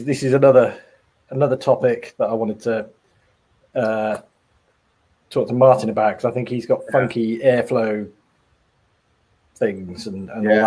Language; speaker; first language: English; native; English